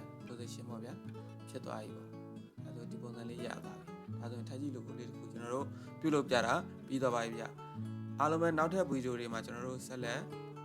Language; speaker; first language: Burmese; native; Burmese